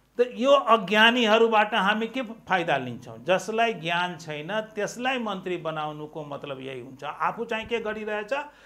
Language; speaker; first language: Nepali; non-native, local second language; Maithili